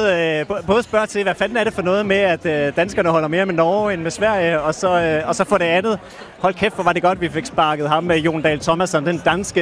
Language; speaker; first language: Danish; native; Danish